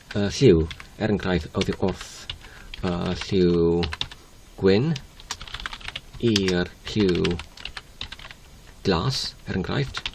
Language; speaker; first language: Welsh; non-native, learner; English